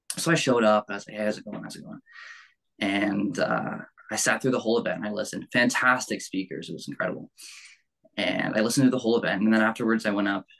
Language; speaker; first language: English; native; English